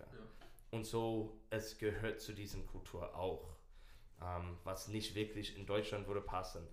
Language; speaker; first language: German; non-native, learner; English